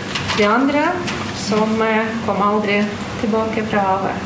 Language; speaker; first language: Norwegian; non-native, fluent; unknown